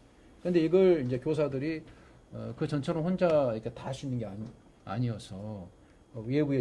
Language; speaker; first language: Korean; native; Korean